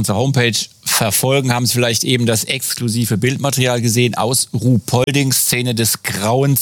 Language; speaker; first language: German; native; German